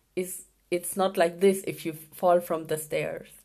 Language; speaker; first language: English; non-native, fluent; Urdu